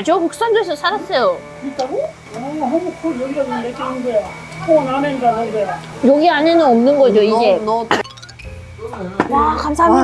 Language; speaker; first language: Korean; non-native, fluent; Japanese